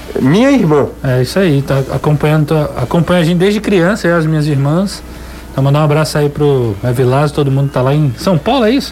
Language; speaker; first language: Portuguese; native; Portuguese